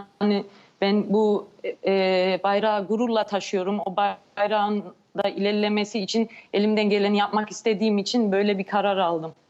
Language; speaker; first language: Turkish; early bilingual, heritage; Turkish